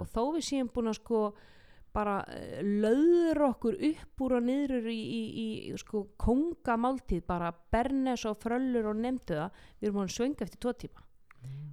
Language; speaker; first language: Icelandic; native; Icelandic